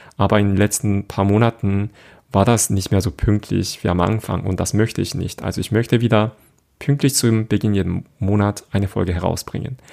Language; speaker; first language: German; non-native, fluent; Korean